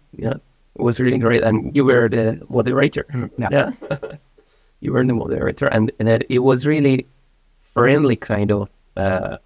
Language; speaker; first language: English; non-native, fluent; Persian